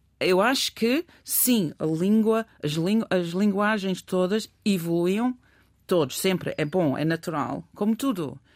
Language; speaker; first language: Portuguese; non-native, fluent; English